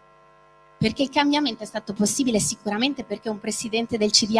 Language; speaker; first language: Italian; native; Italian